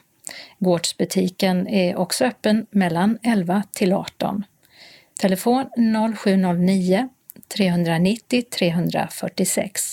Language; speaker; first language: Swedish; native; Swedish